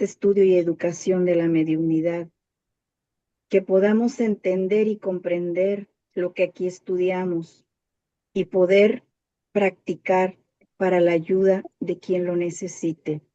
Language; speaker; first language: Spanish; native; Spanish